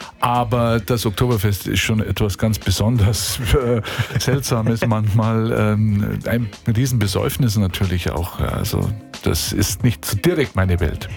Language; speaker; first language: German; native; German